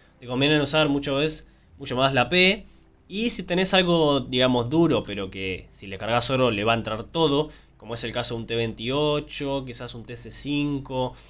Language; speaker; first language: Spanish; native; Spanish